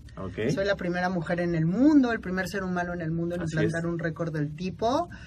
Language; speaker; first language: Spanish; native; Spanish